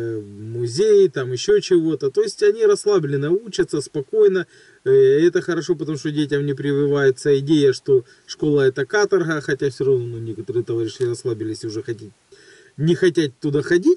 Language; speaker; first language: Russian; native; Russian